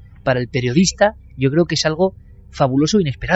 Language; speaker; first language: Spanish; native; Spanish